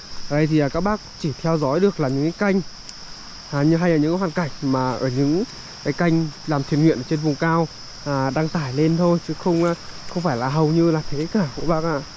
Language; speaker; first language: Vietnamese; native; Vietnamese